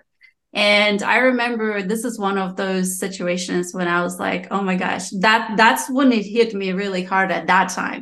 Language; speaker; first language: English; non-native, fluent; Romanian